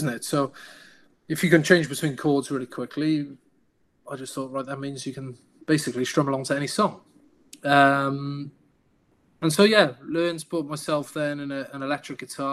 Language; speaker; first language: English; native; English